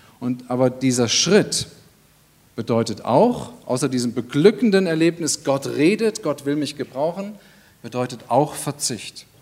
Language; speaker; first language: German; native; German